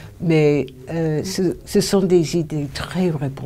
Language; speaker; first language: French; non-native, fluent; English